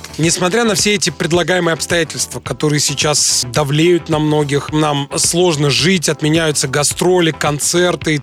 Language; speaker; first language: Russian; native; Russian